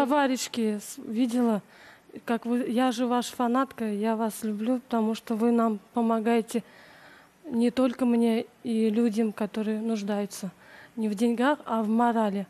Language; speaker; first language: Russian; native; Russian